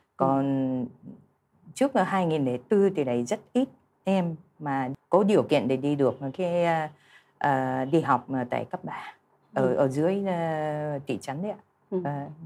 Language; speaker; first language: Vietnamese; non-native, fluent; Japanese